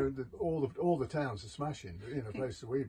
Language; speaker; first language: English; native; English